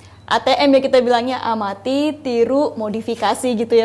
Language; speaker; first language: Indonesian; native; Indonesian